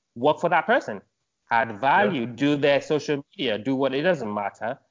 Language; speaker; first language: English; non-native, local second language; Yoruba